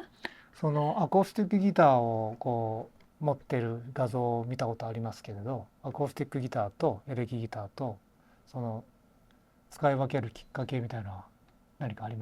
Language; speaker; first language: Japanese; native; Japanese